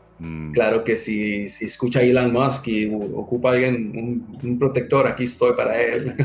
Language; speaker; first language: Spanish; early bilingual, heritage; Spanish